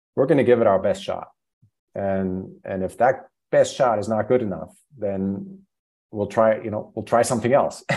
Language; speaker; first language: English; non-native, fluent; German